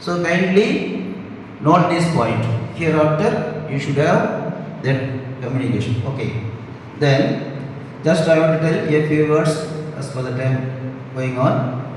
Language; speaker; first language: English; non-native, local second language; Tamil